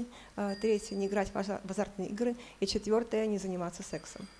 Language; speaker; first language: Russian; native; Russian